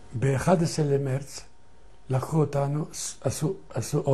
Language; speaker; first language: Hebrew; non-native, fluent; Ladino